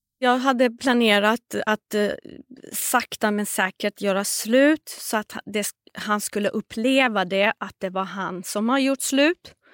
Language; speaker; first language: Swedish; non-native, fluent; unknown